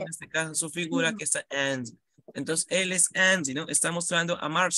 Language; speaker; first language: Spanish; native; Spanish